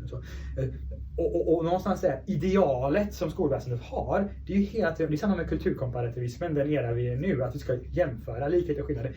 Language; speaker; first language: Swedish; early bilingual, other home language; Persian